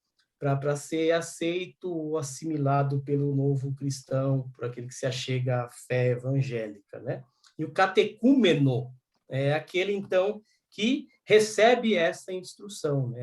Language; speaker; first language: Portuguese; native; Portuguese